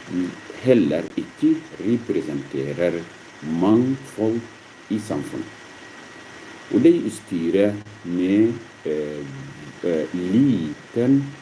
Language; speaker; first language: Swedish; non-native, learner; Arabic